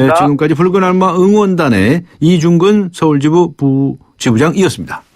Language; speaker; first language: Korean; native; Korean